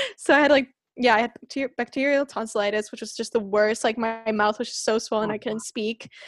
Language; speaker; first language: English; non-native, fluent; Finnish